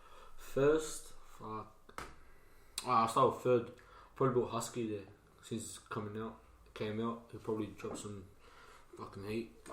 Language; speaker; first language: English; native; English